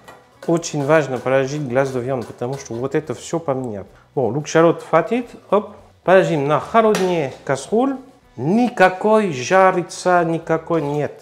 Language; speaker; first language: Russian; non-native, learner; French